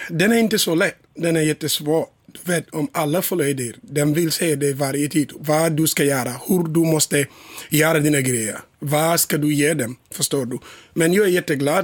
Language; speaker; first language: Swedish; non-native, learner; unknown